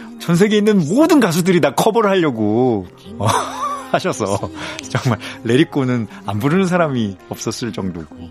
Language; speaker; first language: Korean; native; Korean